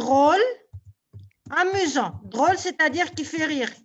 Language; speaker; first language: French; non-native, local second language; Arabic